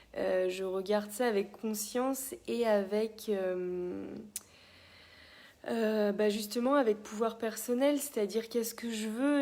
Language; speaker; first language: French; native; French